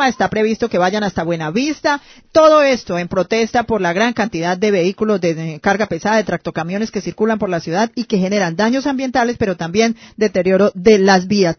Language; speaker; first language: Spanish; native; Spanish